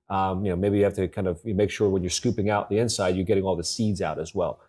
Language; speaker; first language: English; native; English